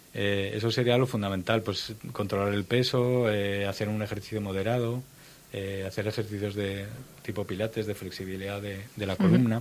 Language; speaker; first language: Spanish; native; Spanish